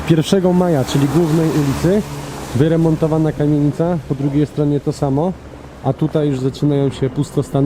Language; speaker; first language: Polish; native; Polish